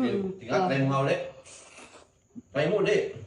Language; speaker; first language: Filipino; native; Filipino